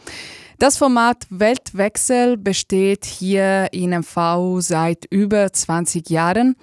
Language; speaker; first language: German; native; German